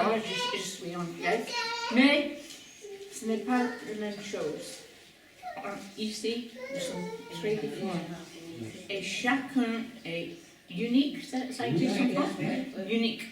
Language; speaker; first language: French; non-native, learner; English